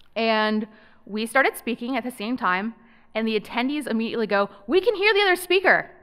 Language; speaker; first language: English; native; English